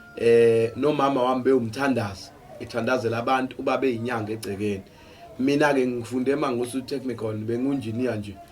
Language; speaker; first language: Zulu; native; Zulu